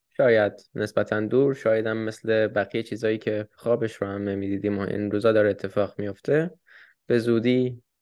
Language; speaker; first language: Persian; native; Persian